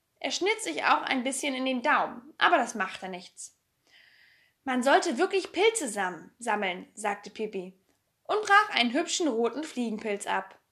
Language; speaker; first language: German; native; German